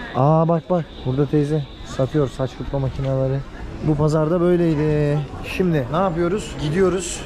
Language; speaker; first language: Turkish; native; Turkish